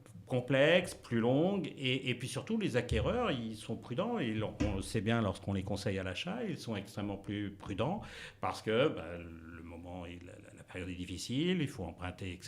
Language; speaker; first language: French; native; French